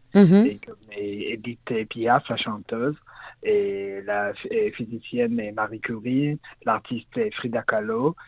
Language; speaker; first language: French; non-native, learner; Hebrew